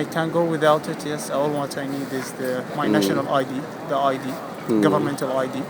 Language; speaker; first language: English; non-native, fluent; Arabic